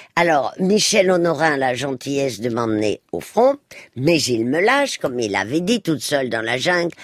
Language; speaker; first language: French; early bilingual, other home language; Spanish